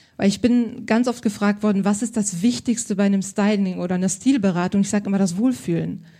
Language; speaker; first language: German; native; German